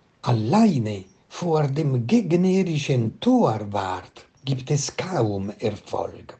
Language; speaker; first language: German; non-native, fluent; Italian